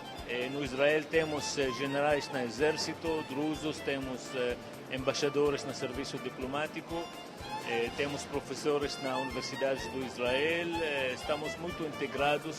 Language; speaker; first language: Portuguese; non-native, fluent; Arabic